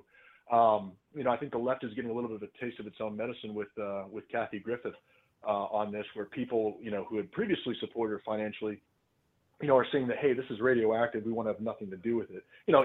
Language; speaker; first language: English; native; English